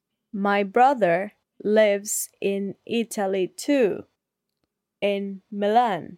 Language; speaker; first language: English; non-native, learner; Spanish